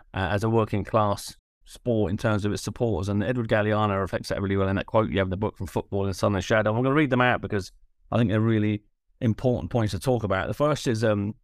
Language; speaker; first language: English; native; English